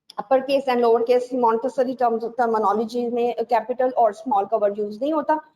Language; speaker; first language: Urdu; native; Urdu